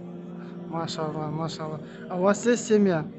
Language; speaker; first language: Russian; non-native, local second language; Kyrgyz